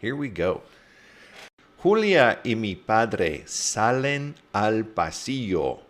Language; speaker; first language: Spanish; non-native, fluent; English